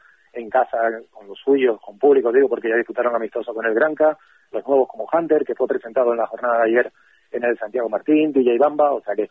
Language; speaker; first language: Spanish; native; Spanish